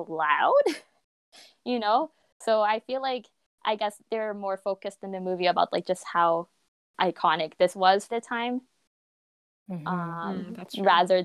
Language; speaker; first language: English; native; English